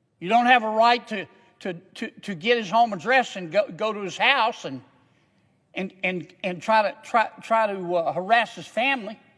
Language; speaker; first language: English; native; English